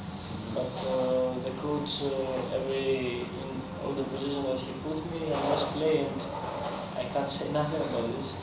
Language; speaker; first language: English; non-native, learner; Greek